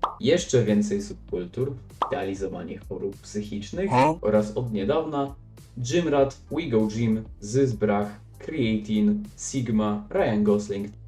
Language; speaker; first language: Polish; native; Polish